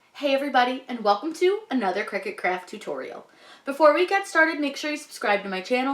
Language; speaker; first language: English; native; English